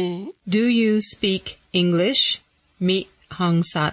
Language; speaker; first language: English; non-native, fluent; Mon